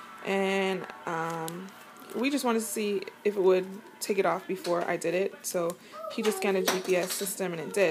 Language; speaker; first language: English; native; English